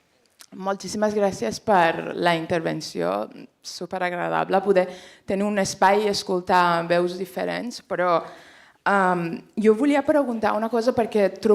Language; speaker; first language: Catalan; non-native, fluent; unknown